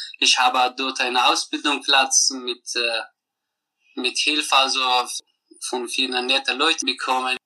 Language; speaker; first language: German; non-native, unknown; Persian